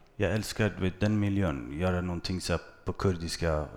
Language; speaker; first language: Swedish; early bilingual, other home language; Kurdish